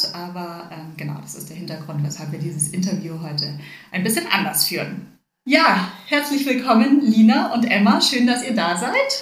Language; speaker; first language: German; native; German